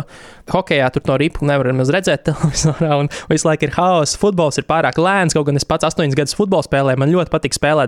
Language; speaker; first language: Latvian; native; Latvian